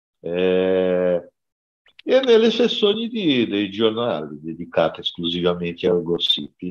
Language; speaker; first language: Italian; non-native, learner; Portuguese